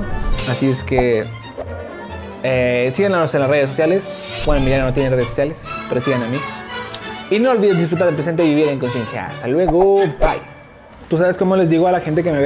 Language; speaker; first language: Spanish; native; Spanish